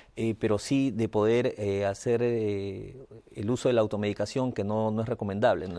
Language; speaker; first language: Spanish; native; Spanish